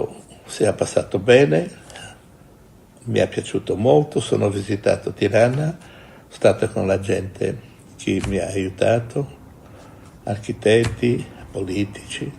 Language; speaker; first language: Italian; non-native, fluent; Portuguese